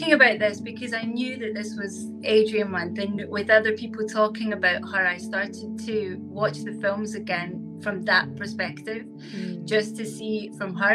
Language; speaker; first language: English; native; English